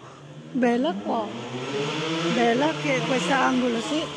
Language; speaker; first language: Italian; non-native, learner; Filipino